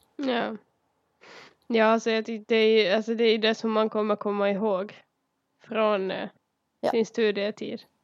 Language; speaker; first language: Swedish; early bilingual, other home language; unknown